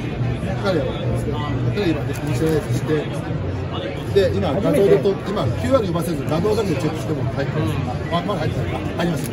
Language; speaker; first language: Japanese; native; Japanese